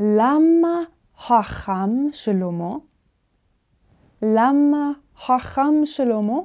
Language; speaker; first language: Hebrew; non-native, fluent; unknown